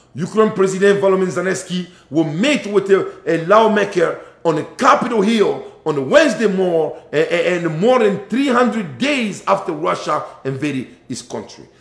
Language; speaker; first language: English; non-native, learner; Bambara